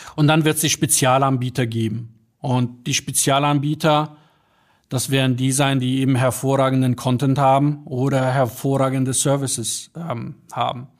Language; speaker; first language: German; early bilingual, other home language; Polish